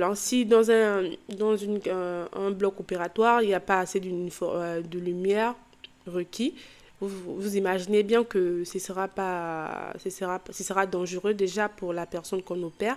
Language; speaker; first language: French; native; French